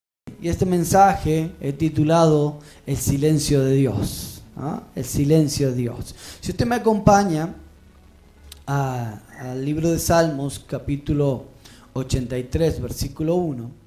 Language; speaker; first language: Spanish; native; Spanish